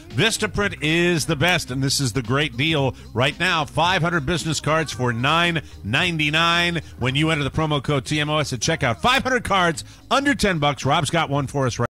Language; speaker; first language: English; native; English